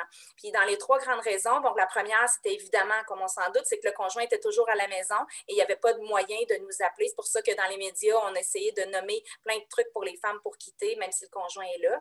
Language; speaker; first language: French; native; French